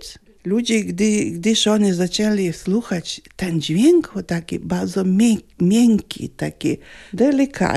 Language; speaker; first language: Polish; non-native, learner; Lithuanian